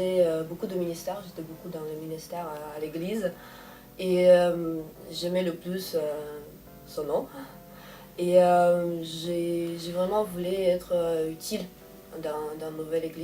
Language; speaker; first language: French; non-native, fluent; Russian